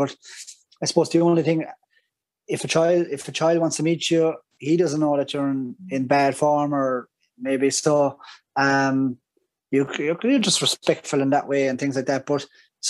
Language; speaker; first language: English; native; English